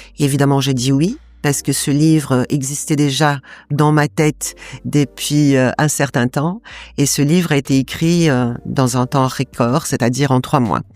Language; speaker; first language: French; non-native, fluent; Portuguese